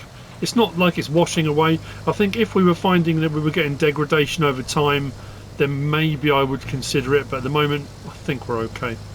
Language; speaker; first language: English; native; English